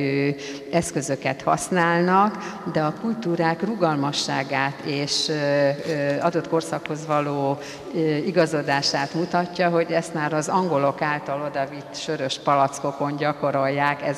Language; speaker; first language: Hungarian; native; Hungarian